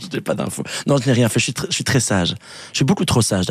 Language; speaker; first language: French; native; French